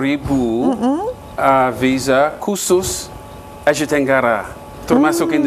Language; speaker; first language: Indonesian; non-native, fluent; English